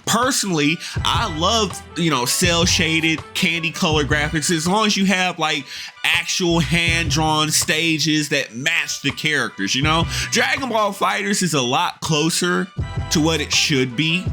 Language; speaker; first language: English; native; English